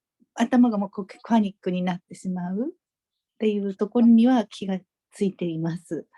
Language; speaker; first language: Japanese; native; Japanese